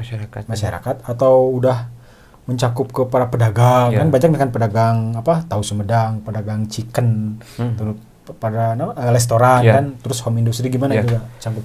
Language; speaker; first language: Indonesian; non-native, local second language; Sundanese